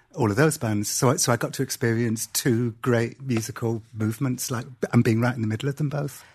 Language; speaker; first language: English; native; English